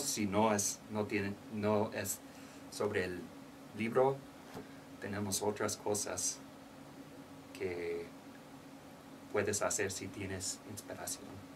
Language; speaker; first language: Spanish; non-native, learner; English